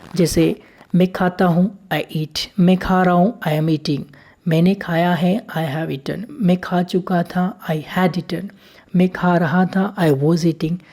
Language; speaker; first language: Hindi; native; Hindi